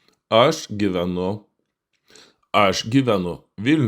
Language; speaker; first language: Lithuanian; non-native, fluent; Russian